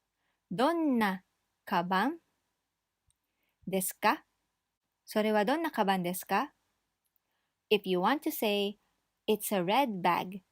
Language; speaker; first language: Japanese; non-native, fluent; English